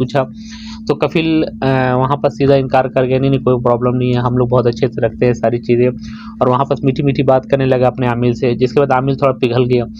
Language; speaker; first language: Hindi; native; Hindi